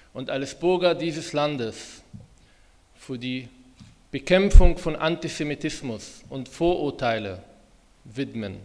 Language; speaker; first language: German; non-native, fluent; Arabic